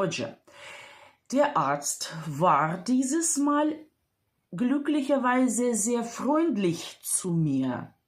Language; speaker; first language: German; non-native, fluent; Ukrainian